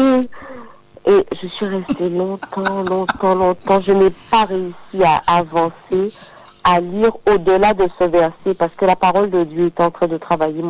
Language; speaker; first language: French; native; French